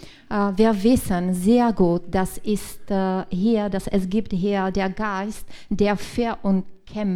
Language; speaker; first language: German; non-native, learner; Czech